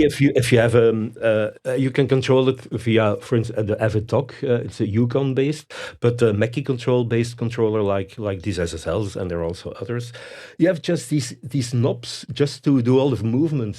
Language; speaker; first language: English; non-native, fluent; Dutch